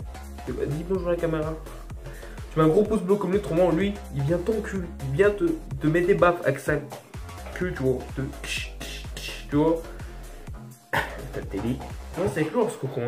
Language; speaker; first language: French; native; French